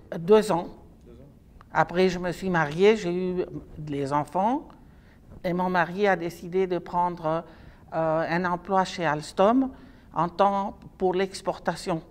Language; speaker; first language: French; non-native, fluent; Dutch